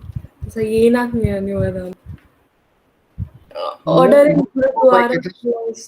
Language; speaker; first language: German; non-native, learner; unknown